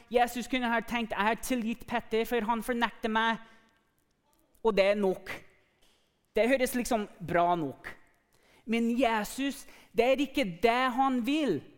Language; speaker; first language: Norwegian; non-native, fluent; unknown